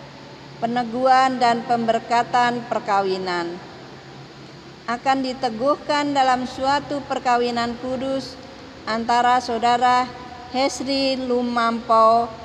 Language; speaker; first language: Indonesian; native; Indonesian